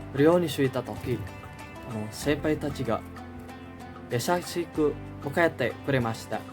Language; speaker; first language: Japanese; non-native, learner; Indonesian